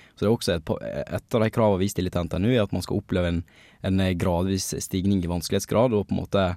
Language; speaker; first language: Norwegian; native; Norwegian